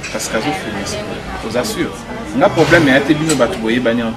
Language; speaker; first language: French; non-native, local second language; Lingala